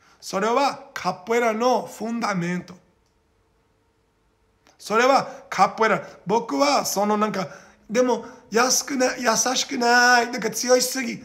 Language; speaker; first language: Japanese; non-native, learner; Portuguese